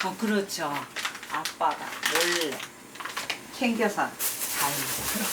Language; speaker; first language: Korean; native; Korean